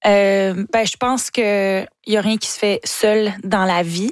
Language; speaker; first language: French; native; French